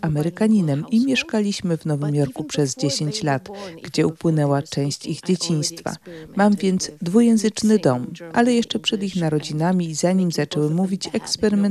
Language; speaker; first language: Polish; non-native, fluent; German